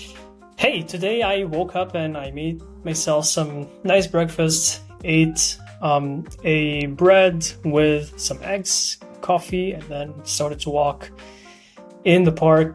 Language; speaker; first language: English; non-native, fluent; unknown